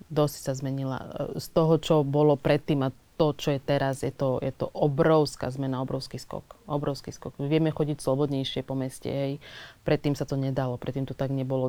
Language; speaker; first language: Slovak; early bilingual, other home language; Portuguese